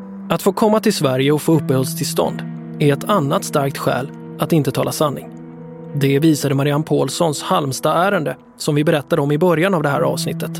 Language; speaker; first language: Swedish; native; Swedish